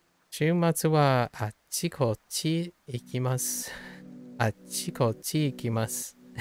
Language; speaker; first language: Japanese; non-native, learner; English